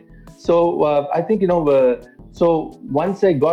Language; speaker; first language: English; non-native, local second language; Tamil